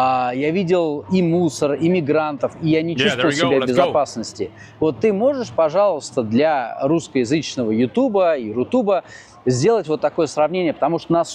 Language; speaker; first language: Russian; native; Russian